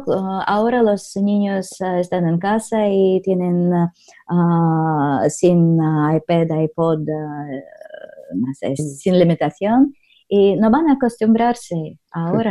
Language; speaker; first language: Spanish; non-native, learner; Russian